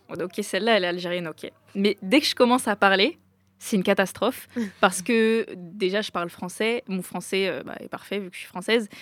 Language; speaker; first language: French; native; French